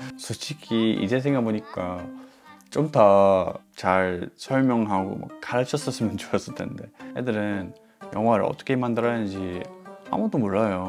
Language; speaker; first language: Korean; non-native, fluent; English